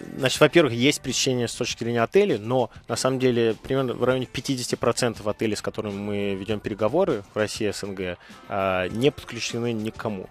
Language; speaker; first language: Russian; early bilingual, heritage; Russian